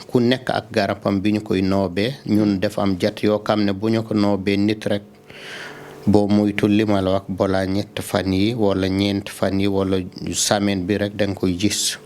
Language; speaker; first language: Wolof; non-native, local second language; Fula